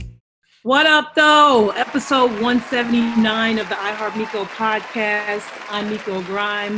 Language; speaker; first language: English; native; English